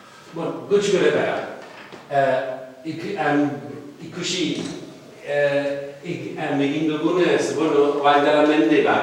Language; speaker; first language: Basque; non-native, fluent; Welsh